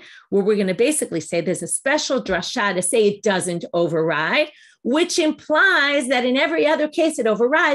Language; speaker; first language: English; native; English